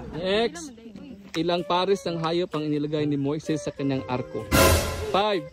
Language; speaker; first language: Filipino; non-native, local second language; Cebuano